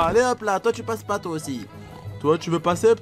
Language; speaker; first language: French; native; French